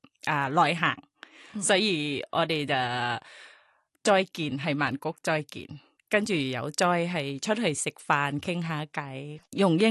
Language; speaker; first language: Cantonese; non-native, learner; Thai